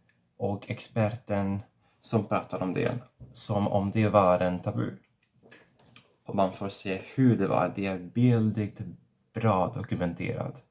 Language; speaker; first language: Swedish; non-native, fluent; Catalan